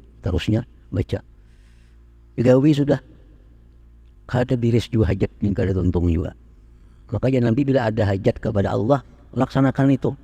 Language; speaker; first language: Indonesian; non-native, local second language; Banjar